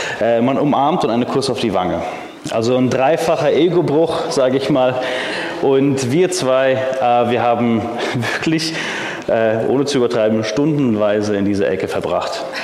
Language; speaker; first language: German; early bilingual, heritage; German